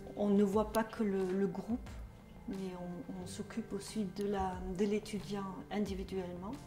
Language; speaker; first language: French; non-native, fluent; German